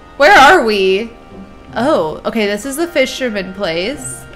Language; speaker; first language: English; native; English